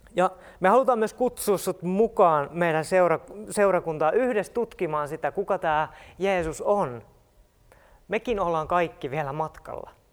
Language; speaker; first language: Finnish; native; Finnish